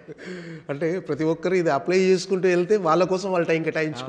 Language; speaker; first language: Telugu; native; Telugu